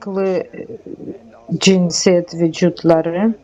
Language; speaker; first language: Turkish; non-native, learner; Russian